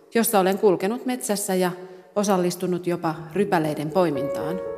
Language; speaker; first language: Finnish; non-native, fluent; Portuguese